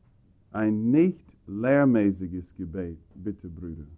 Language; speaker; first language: German; non-native, fluent; English